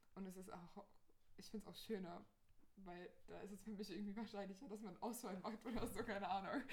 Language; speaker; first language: German; non-native, fluent; Portuguese